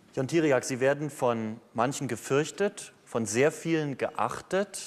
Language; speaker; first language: German; native; German